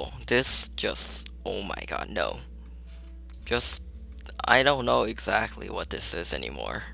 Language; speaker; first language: English; native; English